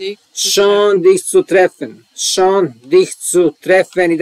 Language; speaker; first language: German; non-native, learner; Serbian